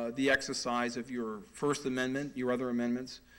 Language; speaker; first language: English; native; English